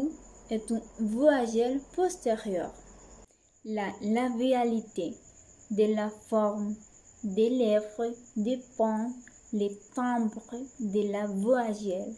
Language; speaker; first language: French; non-native, learner; Spanish